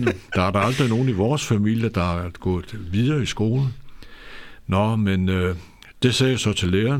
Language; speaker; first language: Danish; native; Danish